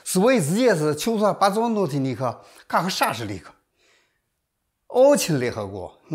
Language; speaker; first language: Russian; non-native, learner; Chinese